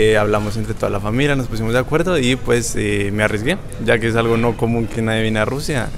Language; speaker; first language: Spanish; native; Spanish